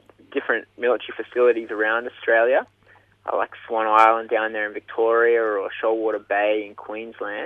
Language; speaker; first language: English; native; English